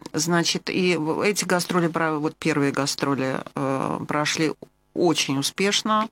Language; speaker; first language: Russian; native; Russian